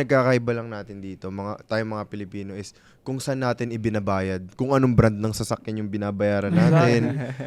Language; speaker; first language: Filipino; early bilingual, other home language; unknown